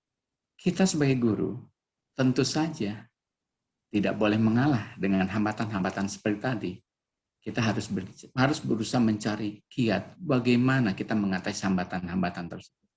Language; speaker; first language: Indonesian; native; Indonesian